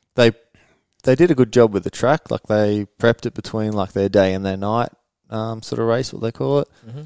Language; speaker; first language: English; early bilingual, other home language; Swedish